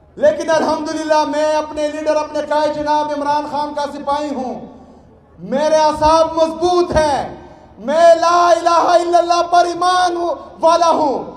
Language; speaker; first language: Urdu; non-native, local second language; Pashto